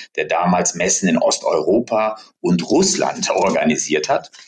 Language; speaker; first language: German; native; German